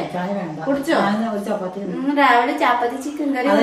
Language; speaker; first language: Malayalam; non-native, learner; Nepali